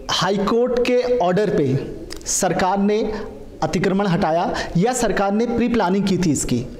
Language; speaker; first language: Hindi; native; Hindi